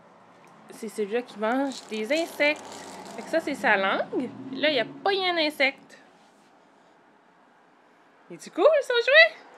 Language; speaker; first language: French; native; French